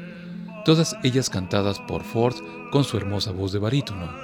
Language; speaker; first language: Spanish; native; Spanish